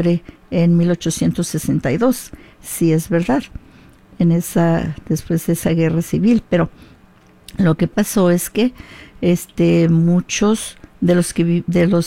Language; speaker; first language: Spanish; early bilingual, heritage; Spanish